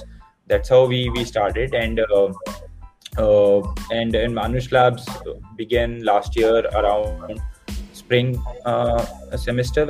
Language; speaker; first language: English; non-native, local second language; Hindi